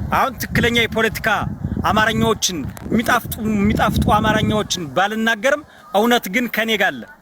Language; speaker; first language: Amharic; native; Amharic